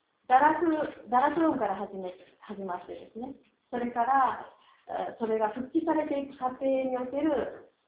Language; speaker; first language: Japanese; native; Japanese